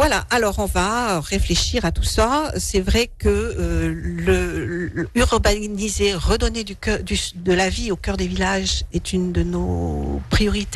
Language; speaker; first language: French; native; French